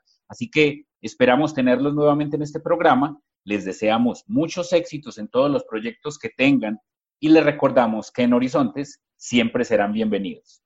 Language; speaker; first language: Spanish; native; Spanish